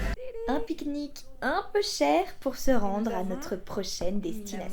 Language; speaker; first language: French; native; French